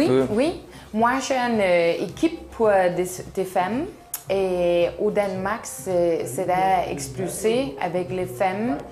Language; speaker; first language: French; non-native, learner; Danish